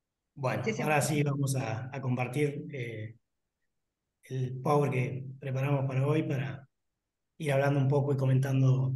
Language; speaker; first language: Spanish; native; Spanish